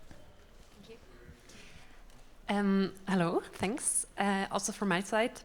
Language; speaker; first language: English; non-native, fluent; German